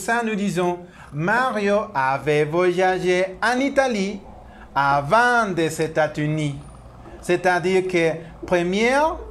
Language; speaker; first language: French; non-native, learner; Spanish